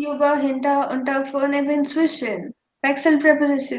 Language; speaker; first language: German; non-native, fluent; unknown